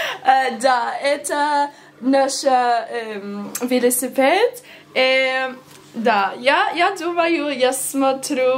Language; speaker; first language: Russian; non-native, learner; English